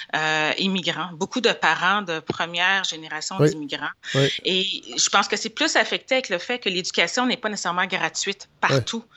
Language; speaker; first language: French; native; French